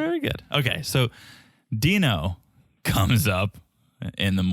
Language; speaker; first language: English; native; English